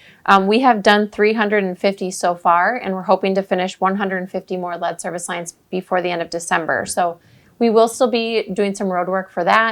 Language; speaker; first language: English; native; English